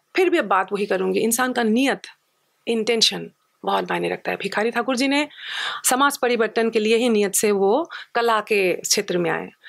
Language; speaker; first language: Hindi; non-native, local second language; Assamese